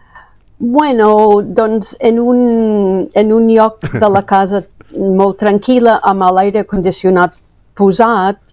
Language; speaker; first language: Catalan; non-native, fluent; English